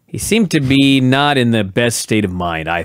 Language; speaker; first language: English; native; English